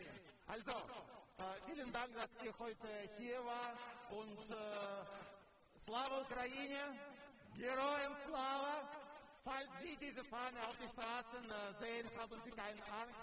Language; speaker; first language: German; non-native, fluent; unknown